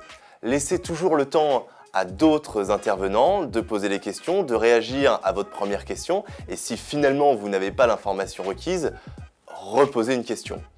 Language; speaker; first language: French; native; French